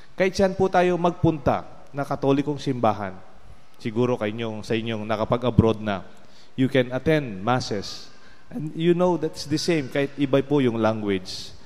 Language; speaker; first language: Filipino; non-native, local second language; Pampanga